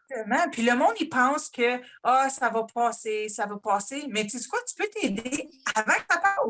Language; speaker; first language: French; native; French